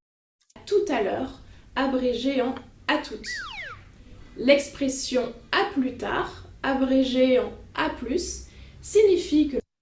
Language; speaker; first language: French; native; French